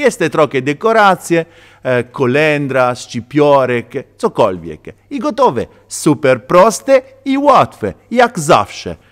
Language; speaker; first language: Polish; non-native, learner; Italian